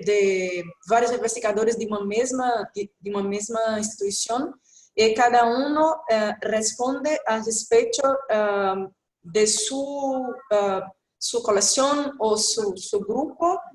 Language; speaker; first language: Spanish; non-native, fluent; Portuguese